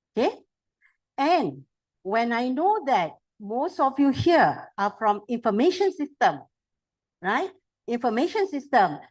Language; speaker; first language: English; non-native, local second language; Malay